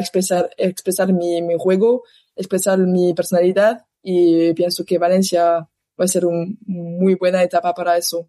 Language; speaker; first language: Spanish; non-native, learner; French